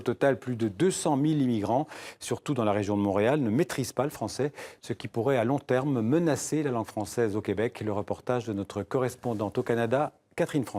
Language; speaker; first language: French; native; French